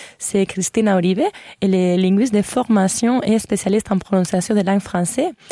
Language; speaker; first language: French; non-native, fluent; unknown